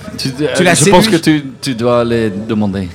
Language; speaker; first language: French; non-native, local second language; Dutch